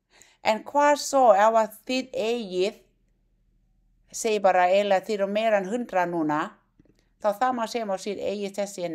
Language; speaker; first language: Icelandic; non-native, learner; Thai